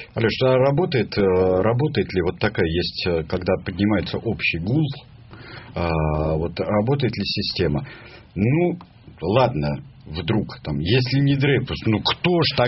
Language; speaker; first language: Russian; native; Russian